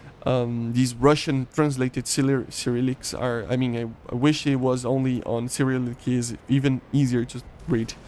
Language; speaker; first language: English; non-native, fluent; Portuguese